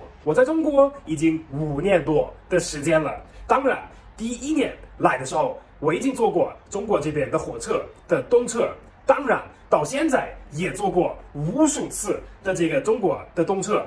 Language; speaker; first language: Chinese; non-native, fluent; German